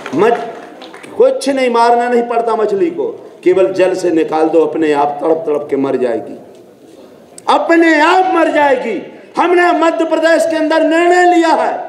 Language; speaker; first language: Hindi; native; Hindi